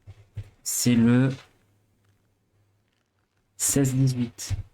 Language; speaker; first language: French; native; French